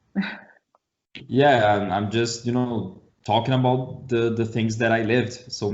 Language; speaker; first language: English; non-native, learner; Portuguese